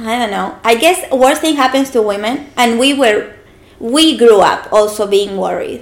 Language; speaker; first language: English; non-native, fluent; Spanish